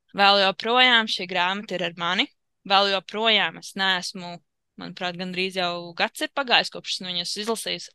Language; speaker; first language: Latvian; native; Latvian